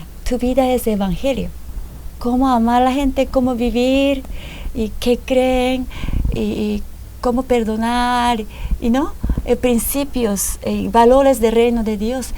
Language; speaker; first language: Spanish; non-native, fluent; Japanese